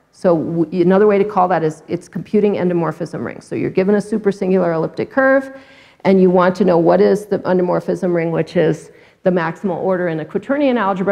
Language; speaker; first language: English; native; English